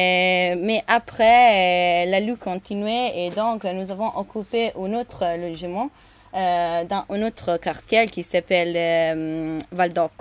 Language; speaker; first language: French; non-native, learner; Italian